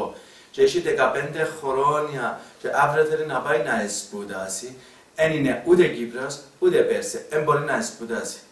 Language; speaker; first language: Greek; non-native, learner; Persian